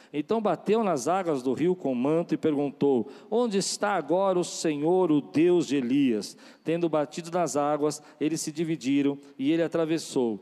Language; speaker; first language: Portuguese; native; Portuguese